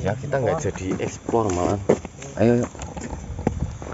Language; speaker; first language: Indonesian; native; Indonesian